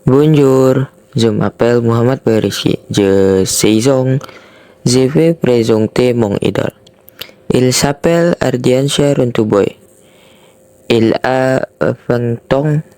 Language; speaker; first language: French; non-native, learner; Indonesian